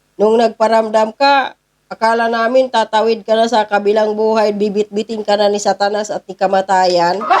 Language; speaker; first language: Filipino; non-native, local second language; Cebuano